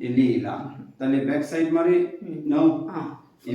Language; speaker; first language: Kannada; non-native, learner; Tibetan